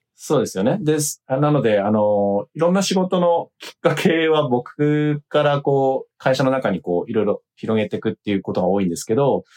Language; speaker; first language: Japanese; native; Japanese